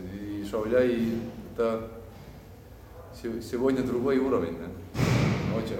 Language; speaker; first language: Russian; non-native, learner; Lithuanian